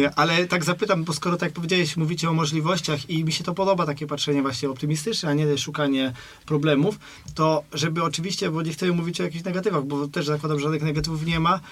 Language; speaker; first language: Polish; native; Polish